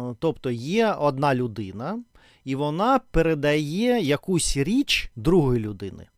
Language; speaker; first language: Ukrainian; non-native, learner; Russian